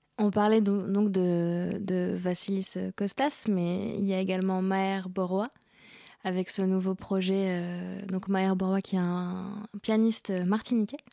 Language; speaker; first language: French; native; French